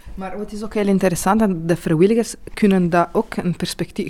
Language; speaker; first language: Dutch; non-native, fluent; Italian